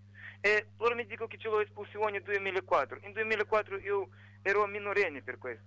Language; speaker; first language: Italian; non-native, learner; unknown